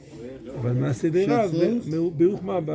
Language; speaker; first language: Hebrew; non-native, fluent; French